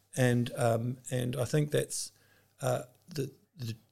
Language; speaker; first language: English; native; English